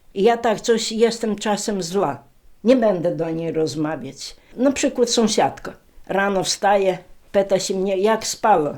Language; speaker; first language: Polish; native; Polish